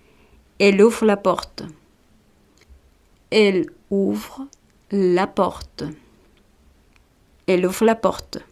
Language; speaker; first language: French; non-native, fluent; Spanish